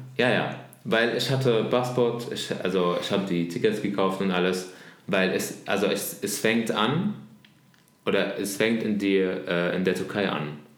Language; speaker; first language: German; non-native, learner; Arabic